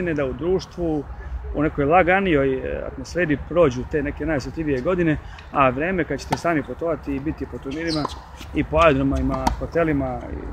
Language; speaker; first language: Serbian; native; Serbian